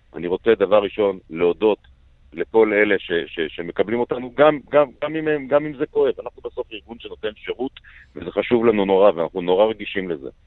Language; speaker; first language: Hebrew; native; Hebrew